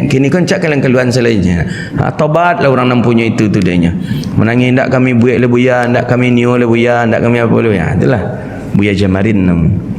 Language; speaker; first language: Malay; non-native, local second language; Minangkabau